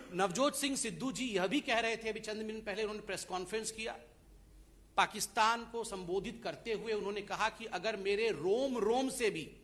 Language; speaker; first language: Hindi; non-native, local second language; Odia